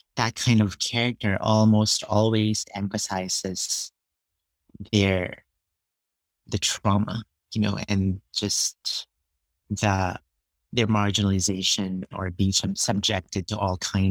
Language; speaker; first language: English; non-native, local second language; Cebuano